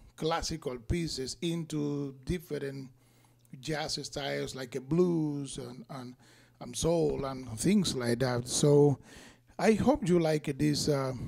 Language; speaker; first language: English; non-native, fluent; Spanish